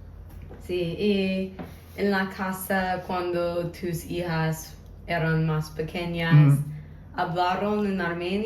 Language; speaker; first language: Spanish; non-native, learner; English